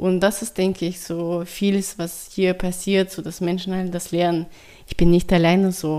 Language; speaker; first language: German; non-native, fluent; Russian